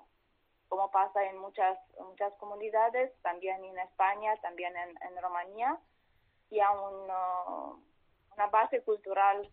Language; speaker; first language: Spanish; non-native, fluent; Romanian